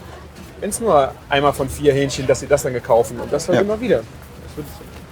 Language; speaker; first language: German; native; German